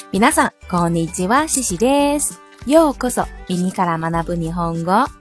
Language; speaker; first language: Japanese; non-native, fluent; Chinese